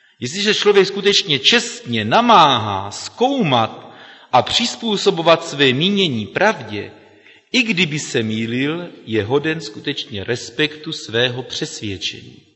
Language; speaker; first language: Czech; native; Czech